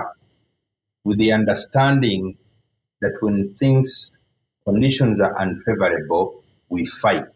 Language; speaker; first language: English; non-native, local second language; Ganda